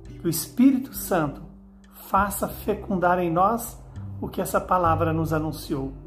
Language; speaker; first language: Portuguese; native; Portuguese